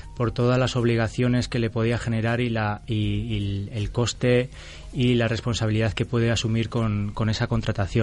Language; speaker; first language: Spanish; native; Spanish